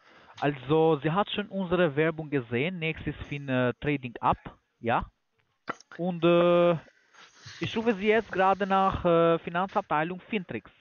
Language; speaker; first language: German; non-native, learner; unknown